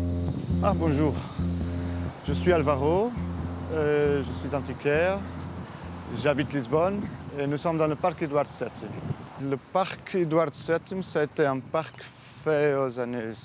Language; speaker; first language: French; non-native, fluent; Portuguese